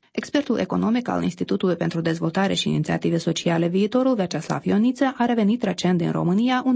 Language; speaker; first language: Romanian; native; Romanian